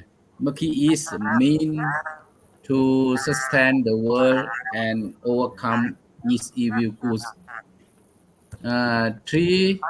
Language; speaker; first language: English; non-native, learner; Thai